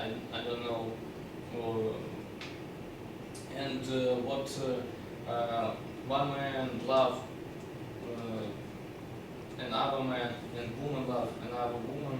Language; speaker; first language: English; non-native, learner; Russian